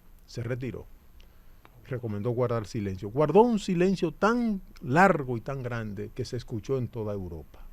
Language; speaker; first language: Spanish; native; Spanish